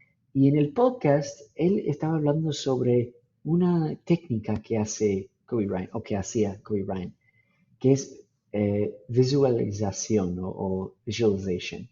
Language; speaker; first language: Spanish; non-native, fluent; English